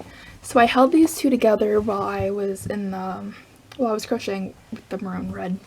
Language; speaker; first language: English; native; English